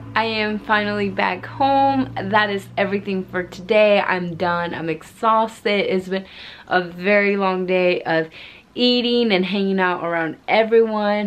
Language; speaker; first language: English; early bilingual, other home language; Spanish